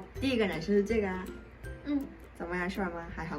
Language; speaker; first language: Chinese; non-native, fluent; Mongolian